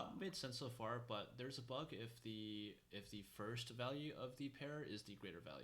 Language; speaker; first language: English; native; English